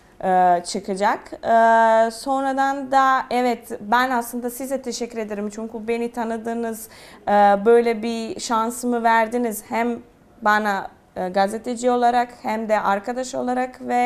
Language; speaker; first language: Turkish; non-native, fluent; Serbian